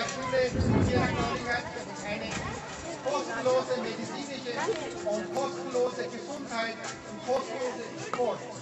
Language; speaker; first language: German; non-native, learner; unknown